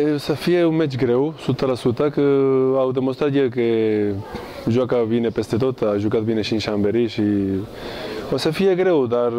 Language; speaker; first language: Romanian; non-native, fluent; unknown